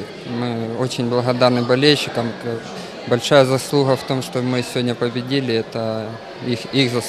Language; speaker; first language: Russian; native; Russian